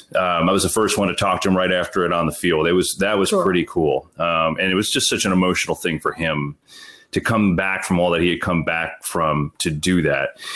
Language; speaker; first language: English; native; English